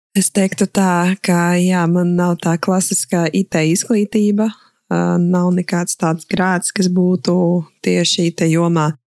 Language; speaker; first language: Latvian; non-native, local second language; Russian